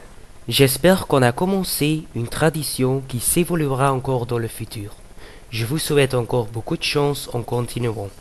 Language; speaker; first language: French; non-native, fluent; Dutch